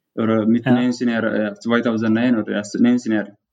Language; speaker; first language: German; non-native, fluent; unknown